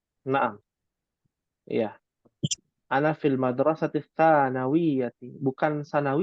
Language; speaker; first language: Arabic; non-native, fluent; Indonesian